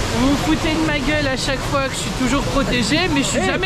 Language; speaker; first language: French; native; French